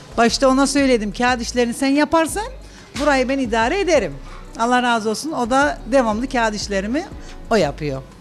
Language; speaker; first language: Turkish; native; Turkish